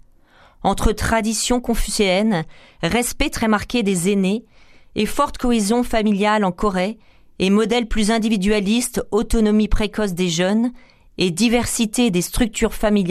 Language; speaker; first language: French; native; French